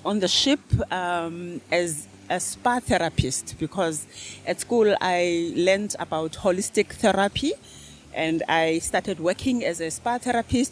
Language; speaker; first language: English; non-native, local second language; Xhosa